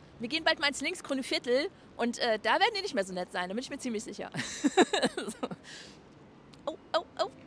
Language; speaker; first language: German; native; German